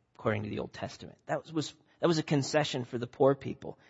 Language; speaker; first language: English; native; English